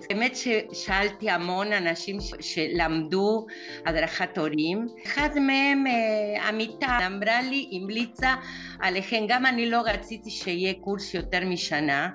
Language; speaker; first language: Hebrew; non-native, fluent; Russian